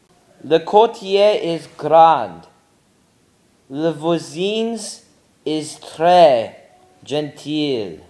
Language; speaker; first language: French; non-native, learner; English